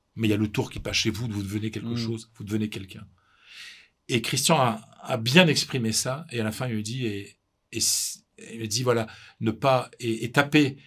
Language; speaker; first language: French; native; French